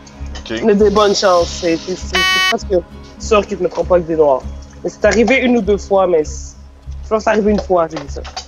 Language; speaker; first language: French; native; French